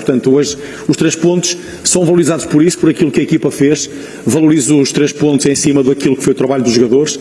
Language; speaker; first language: Portuguese; native; Portuguese